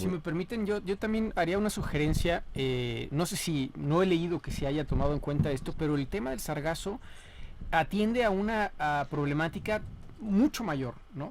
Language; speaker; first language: Spanish; native; Spanish